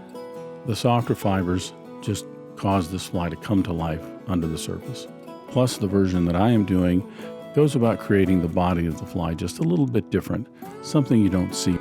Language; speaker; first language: English; native; English